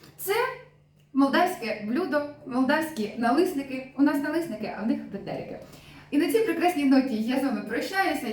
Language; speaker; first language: Ukrainian; non-native, local second language; Russian